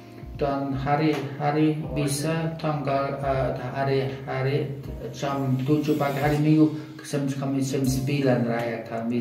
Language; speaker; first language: Indonesian; non-native, fluent; German